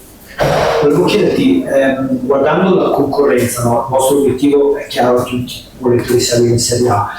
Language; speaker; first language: Italian; native; Italian